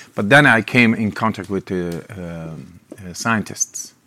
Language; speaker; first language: English; non-native, fluent; Dutch